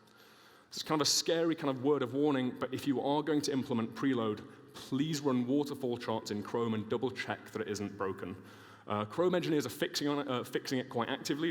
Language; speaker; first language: English; native; English